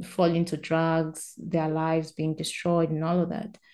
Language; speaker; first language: English; non-native, local second language; Swati